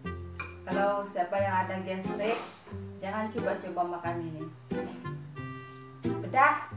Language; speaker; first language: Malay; non-native, local second language; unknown